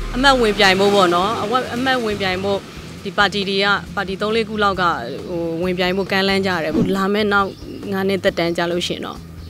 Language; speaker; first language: Burmese; non-native, local second language; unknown